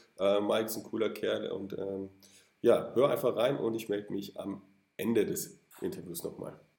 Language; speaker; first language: German; native; German